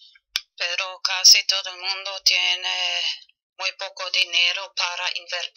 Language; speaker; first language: Spanish; non-native, fluent; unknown